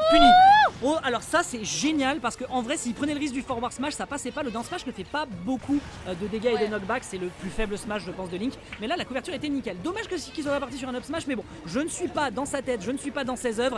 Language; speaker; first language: French; native; French